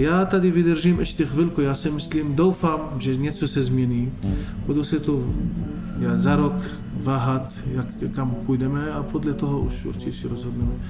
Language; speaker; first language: Czech; non-native, fluent; Arabic